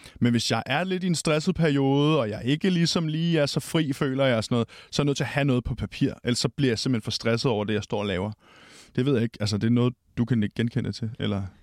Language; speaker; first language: Danish; native; Danish